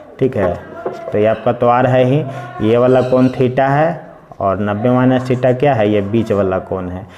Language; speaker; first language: Hindi; native; Hindi